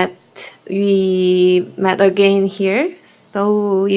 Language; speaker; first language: English; non-native, learner; Korean